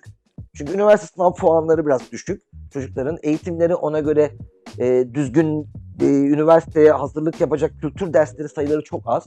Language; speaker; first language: Turkish; native; Turkish